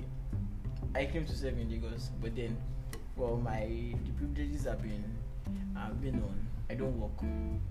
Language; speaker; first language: English; non-native, local second language; Yoruba